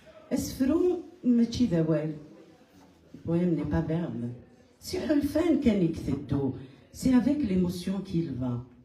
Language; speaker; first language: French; non-native, local second language; Kabyle